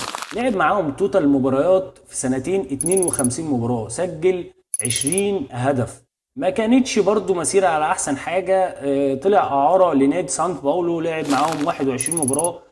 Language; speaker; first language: Arabic; native; Arabic